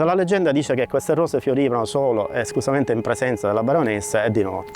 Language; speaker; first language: Italian; native; Italian